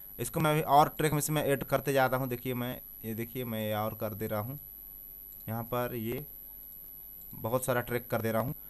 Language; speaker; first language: Hindi; native; Hindi